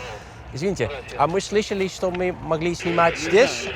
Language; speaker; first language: Russian; non-native, fluent; Dutch